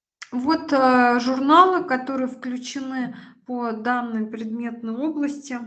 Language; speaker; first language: Russian; native; Russian